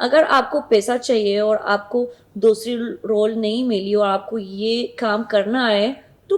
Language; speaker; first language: Hindi; non-native, learner; Arabic